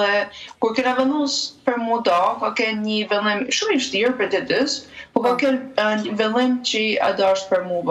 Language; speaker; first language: Albanian; native; Albanian